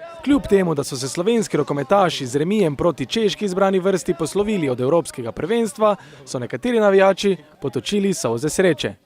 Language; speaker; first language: Slovenian; native; Slovenian